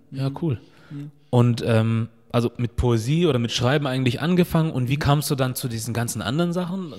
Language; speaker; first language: German; early bilingual, other home language; Portuguese